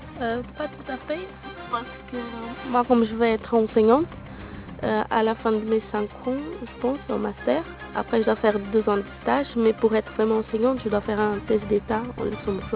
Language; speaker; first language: French; non-native, local second language; Portuguese